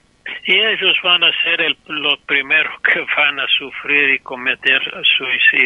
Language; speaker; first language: Spanish; non-native, fluent; English